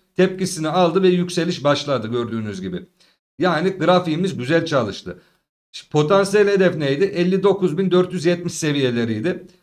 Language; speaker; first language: Turkish; native; Turkish